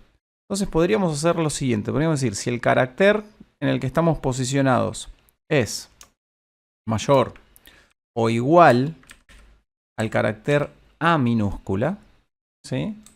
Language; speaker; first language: Spanish; native; Spanish